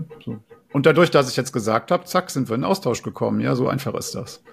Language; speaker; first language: German; native; German